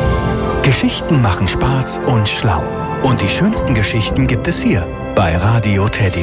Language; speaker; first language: German; native; German